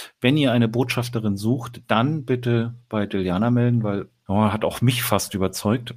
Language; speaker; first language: German; native; German